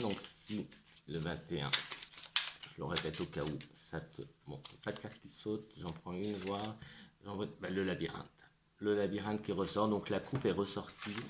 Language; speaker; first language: French; native; French